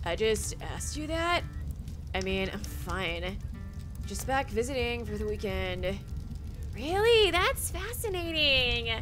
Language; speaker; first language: English; native; English